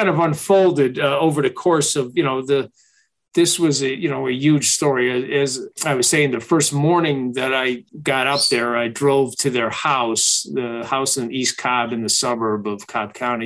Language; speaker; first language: English; native; English